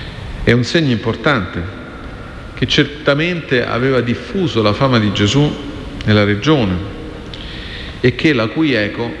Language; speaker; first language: Italian; native; Italian